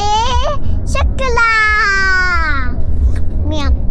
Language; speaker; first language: French; early bilingual, other home language; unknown